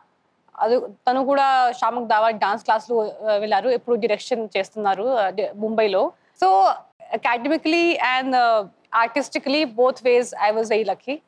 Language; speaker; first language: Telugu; non-native, local second language; Hindi